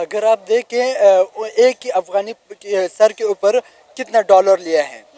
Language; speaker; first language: Hindi; non-native, local second language; Pashto